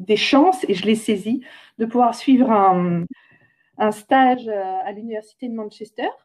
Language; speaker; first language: French; native; French